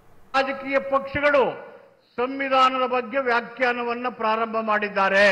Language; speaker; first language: Kannada; native; Kannada